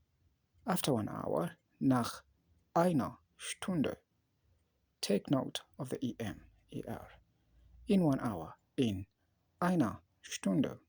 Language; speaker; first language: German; non-native, learner; English